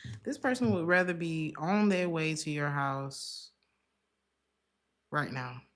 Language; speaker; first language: English; native; English